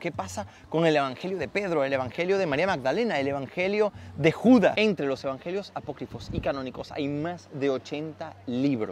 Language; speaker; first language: Spanish; native; Spanish